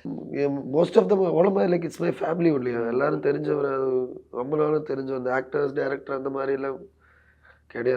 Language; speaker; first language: Tamil; non-native, learner; Malayalam